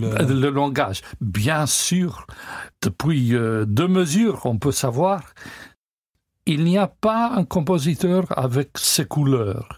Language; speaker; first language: French; non-native, learner; English